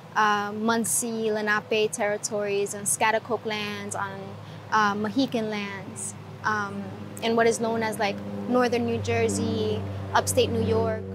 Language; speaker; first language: English; early bilingual, other home language; Spanish